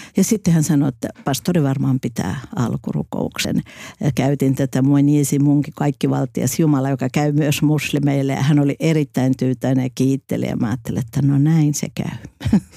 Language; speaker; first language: Finnish; native; Finnish